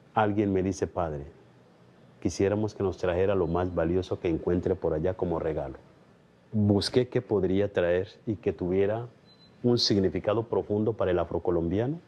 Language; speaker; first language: Spanish; non-native, fluent; Kikuyu